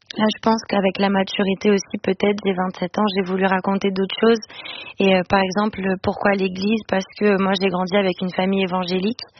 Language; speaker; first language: French; non-native, fluent; Portuguese